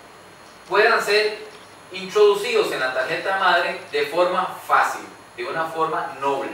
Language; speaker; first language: Spanish; native; Spanish